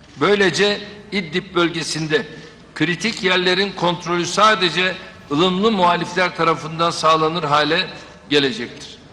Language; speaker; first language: Turkish; native; Turkish